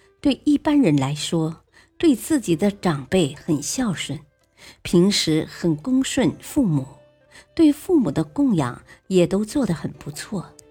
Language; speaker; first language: Chinese; native; Chinese